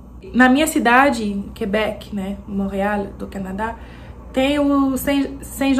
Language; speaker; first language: Portuguese; non-native, fluent; French